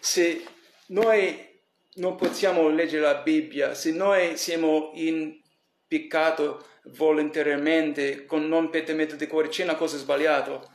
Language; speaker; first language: Italian; early bilingual, heritage; English